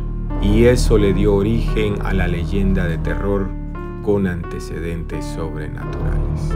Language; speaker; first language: Spanish; native; Spanish